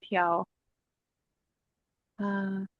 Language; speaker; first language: Chinese; non-native, learner; English